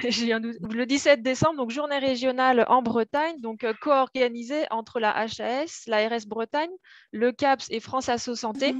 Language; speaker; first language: French; native; French